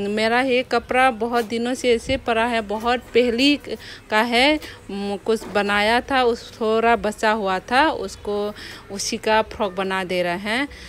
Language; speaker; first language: Hindi; non-native, local second language; Kok Borok